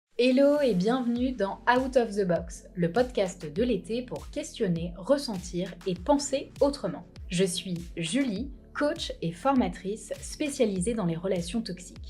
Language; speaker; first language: French; native; French